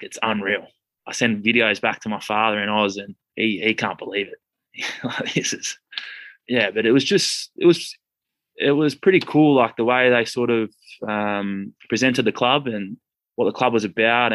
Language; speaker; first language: English; native; English